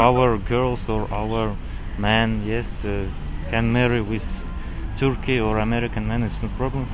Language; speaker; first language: English; non-native, learner; Kazakh